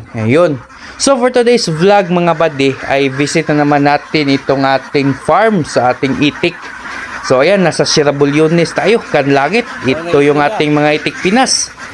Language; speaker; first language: Filipino; non-native, local second language; Cebuano